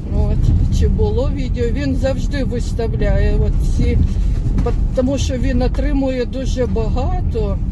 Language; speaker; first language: Ukrainian; non-native, local second language; Russian